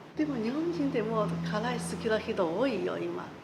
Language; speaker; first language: Japanese; non-native, learner; Chinese